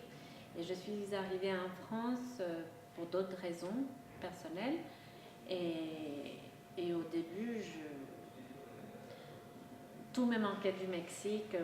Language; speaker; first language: French; non-native, local second language; Spanish